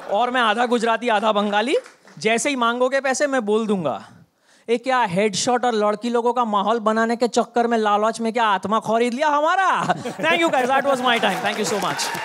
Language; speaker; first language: Hindi; non-native, local second language; Bangla